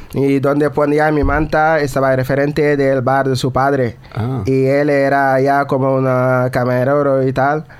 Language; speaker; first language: Spanish; non-native, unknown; Wolof